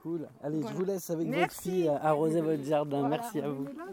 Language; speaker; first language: French; native; French